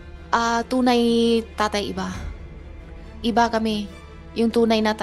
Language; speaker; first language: Filipino; non-native, learner; Chinese